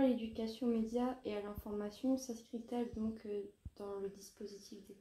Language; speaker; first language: French; native; French